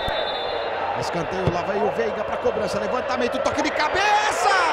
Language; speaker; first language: Portuguese; native; Portuguese